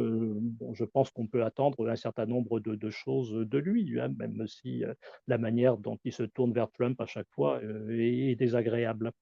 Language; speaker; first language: French; native; French